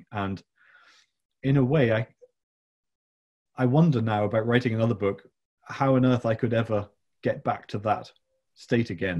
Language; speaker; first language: English; native; English